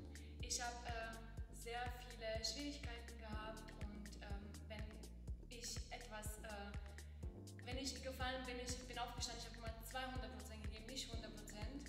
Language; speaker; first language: German; non-native, fluent; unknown